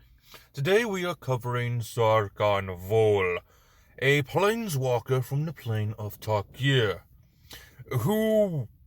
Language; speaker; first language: English; native; English